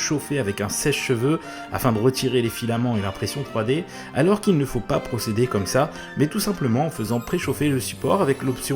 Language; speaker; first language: French; native; French